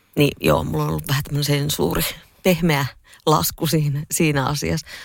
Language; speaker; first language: Finnish; native; Finnish